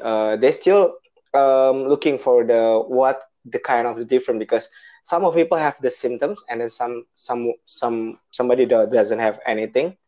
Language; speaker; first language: English; non-native, learner; Indonesian